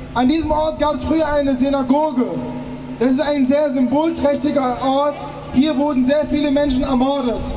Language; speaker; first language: German; early bilingual, other home language; Arabic